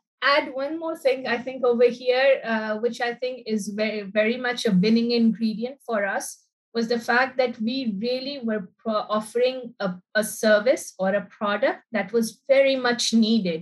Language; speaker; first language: English; non-native, local second language; Urdu